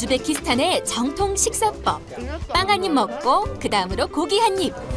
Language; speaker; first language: Korean; native; Korean